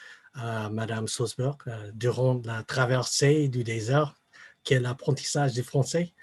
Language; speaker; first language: French; non-native, fluent; English